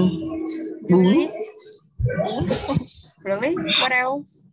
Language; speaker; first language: English; non-native, fluent; Vietnamese